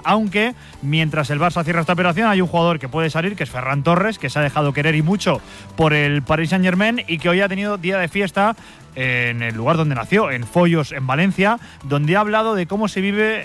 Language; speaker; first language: Spanish; native; Spanish